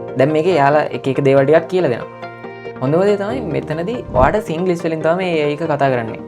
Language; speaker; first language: Sinhala; native; Sinhala